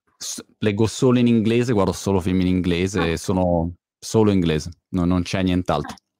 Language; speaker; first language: Italian; native; Italian